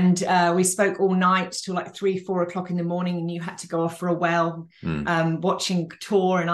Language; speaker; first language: English; native; English